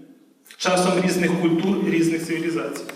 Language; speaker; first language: Ukrainian; native; Ukrainian